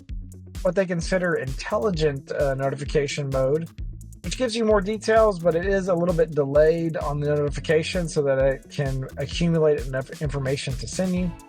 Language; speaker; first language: English; native; English